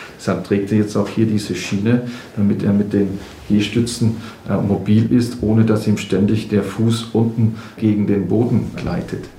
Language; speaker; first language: German; native; German